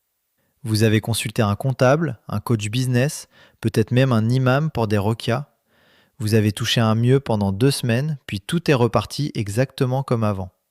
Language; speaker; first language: French; native; French